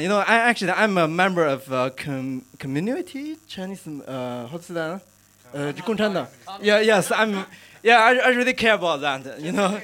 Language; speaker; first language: English; non-native, learner; Chinese